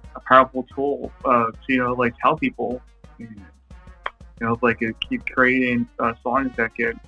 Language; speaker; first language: English; non-native, fluent; Japanese